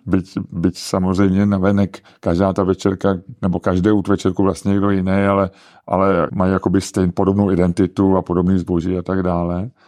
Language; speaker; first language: Czech; native; Czech